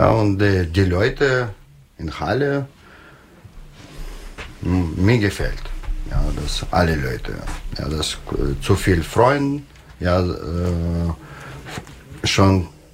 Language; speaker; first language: German; non-native, learner; Russian